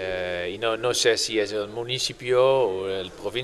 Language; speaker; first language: Spanish; non-native, fluent; Dutch